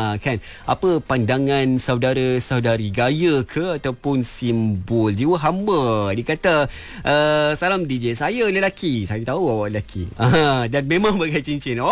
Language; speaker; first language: Malay; native; Malay